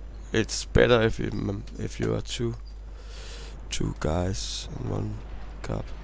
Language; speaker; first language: English; non-native, fluent; Danish